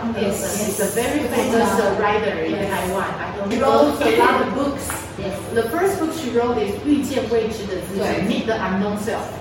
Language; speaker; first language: English; non-native, fluent; Chinese